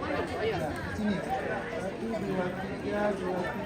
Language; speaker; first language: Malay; non-native, local second language; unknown